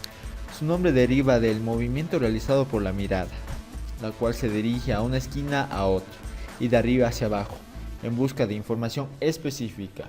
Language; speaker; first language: Spanish; native; Spanish